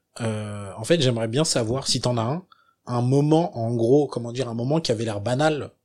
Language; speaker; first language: French; native; French